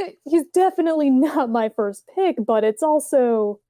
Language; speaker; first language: English; native; English